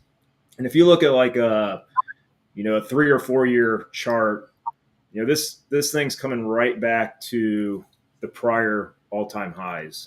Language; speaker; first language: English; native; English